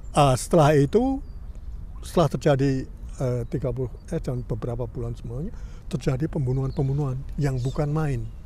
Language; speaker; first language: Indonesian; native; Indonesian